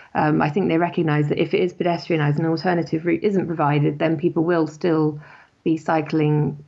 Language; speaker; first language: English; native; English